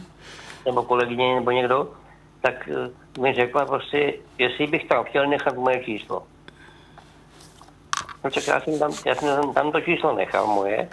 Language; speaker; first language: Czech; native; Czech